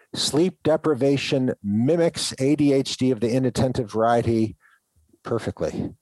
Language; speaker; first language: English; native; English